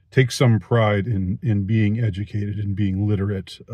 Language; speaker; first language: English; native; English